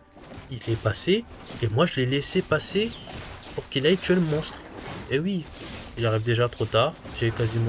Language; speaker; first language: French; native; French